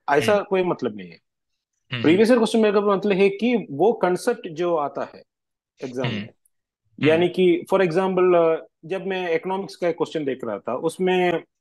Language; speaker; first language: Hindi; non-native, local second language; Malayalam